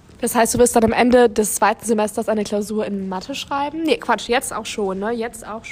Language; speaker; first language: German; native; German